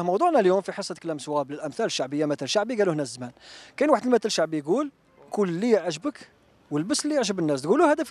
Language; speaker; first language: Arabic; native; Arabic